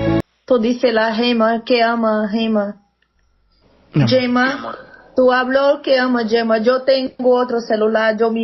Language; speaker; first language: Spanish; non-native, learner; Portuguese